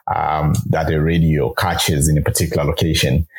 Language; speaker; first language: English; non-native, local second language; Bemba